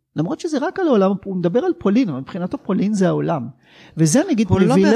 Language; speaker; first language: Hebrew; native; Hebrew